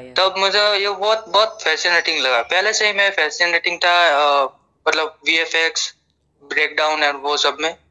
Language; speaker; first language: Hindi; non-native, local second language; Gujarati